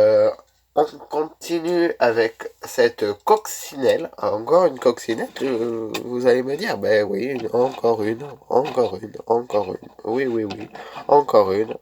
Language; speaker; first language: French; native; French